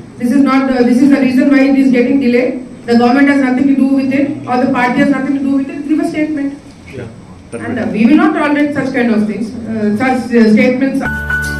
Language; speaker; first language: English; non-native, local second language; Telugu